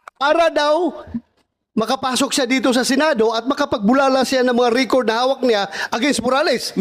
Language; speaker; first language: Filipino; native; Filipino